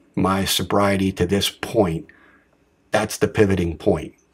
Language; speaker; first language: English; native; English